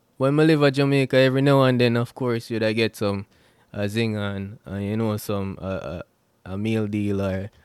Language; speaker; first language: English; non-native, local second language; Jamaican Creole English